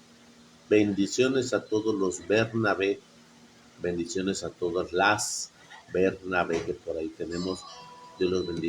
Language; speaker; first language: Spanish; native; Spanish